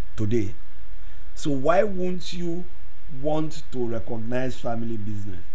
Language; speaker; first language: English; non-native, local second language; Yoruba